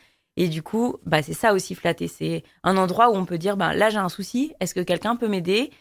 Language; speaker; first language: French; native; French